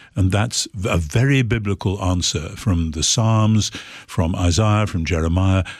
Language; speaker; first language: English; native; English